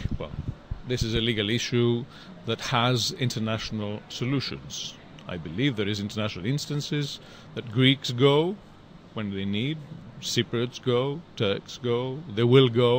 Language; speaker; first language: English; non-native, fluent; Greek